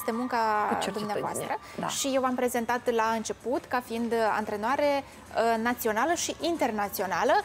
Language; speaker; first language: Romanian; native; Romanian